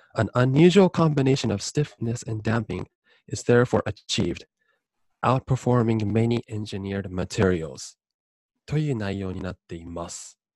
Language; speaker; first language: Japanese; native; Japanese